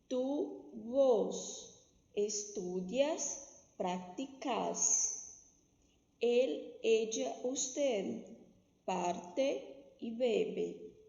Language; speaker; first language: Spanish; non-native, fluent; Portuguese